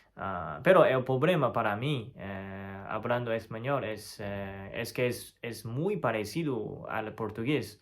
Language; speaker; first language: Spanish; non-native, fluent; Chinese